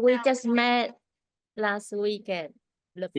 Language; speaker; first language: English; non-native, learner; Chinese